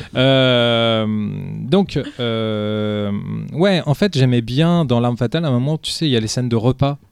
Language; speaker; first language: French; early bilingual, other home language; Portuguese